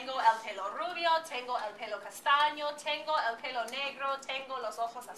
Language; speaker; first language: Spanish; non-native, fluent; English